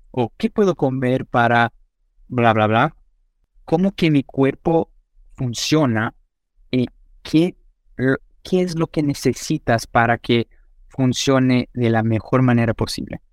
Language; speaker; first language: Spanish; non-native, fluent; Portuguese